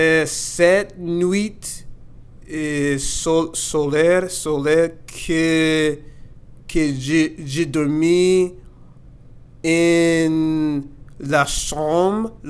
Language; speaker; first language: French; non-native, learner; English